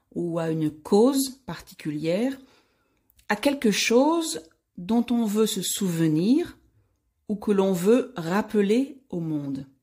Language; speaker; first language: French; native; French